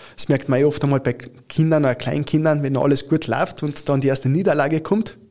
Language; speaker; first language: German; early bilingual, other home language; Italian